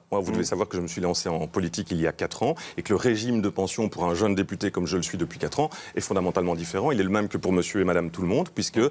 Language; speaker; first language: French; native; French